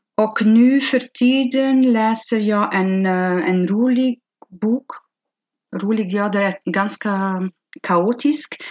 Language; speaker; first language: Swedish; non-native, fluent; Dutch